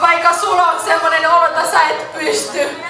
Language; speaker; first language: Finnish; non-native, fluent; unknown